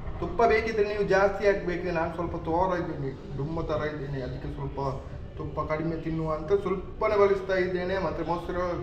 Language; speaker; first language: Kannada; non-native, local second language; Tulu